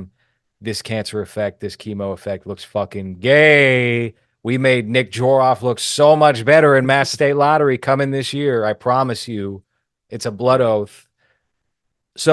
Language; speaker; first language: English; native; English